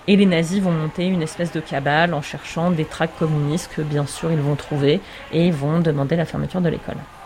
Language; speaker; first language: French; native; French